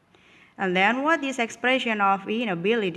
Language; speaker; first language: English; non-native, local second language; Indonesian